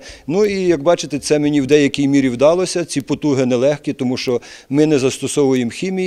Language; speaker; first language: Ukrainian; native; Ukrainian